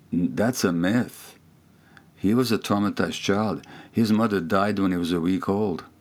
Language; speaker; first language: English; non-native, fluent; Hungarian